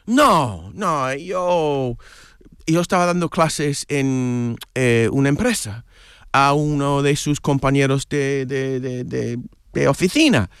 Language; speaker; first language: Spanish; non-native, fluent; English